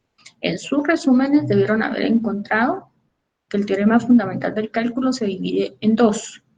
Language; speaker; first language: Spanish; native; Spanish